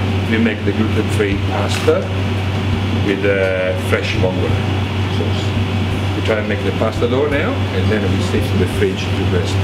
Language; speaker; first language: English; non-native, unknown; Italian